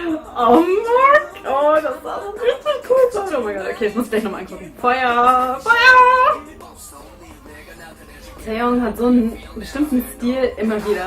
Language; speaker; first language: German; native; German